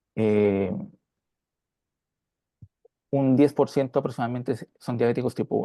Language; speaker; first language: Spanish; native; Spanish